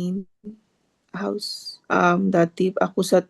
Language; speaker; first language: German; non-native, learner; Filipino